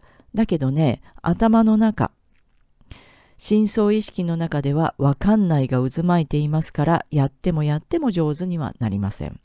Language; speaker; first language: Japanese; native; Japanese